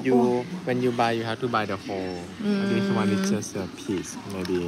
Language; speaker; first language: English; non-native, learner; Thai